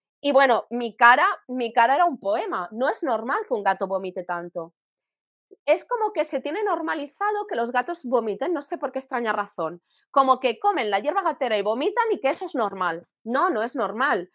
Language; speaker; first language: Spanish; native; Spanish